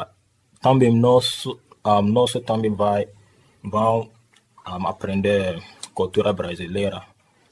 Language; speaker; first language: Portuguese; non-native, learner; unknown